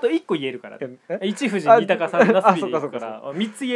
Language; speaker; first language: Japanese; native; Japanese